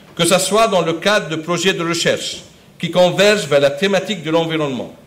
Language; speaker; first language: French; non-native, local second language; Arabic